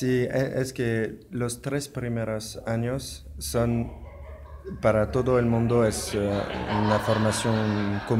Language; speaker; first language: Spanish; non-native, learner; French